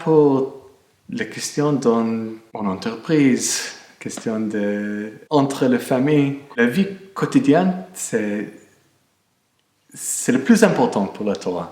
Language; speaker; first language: French; non-native, fluent; English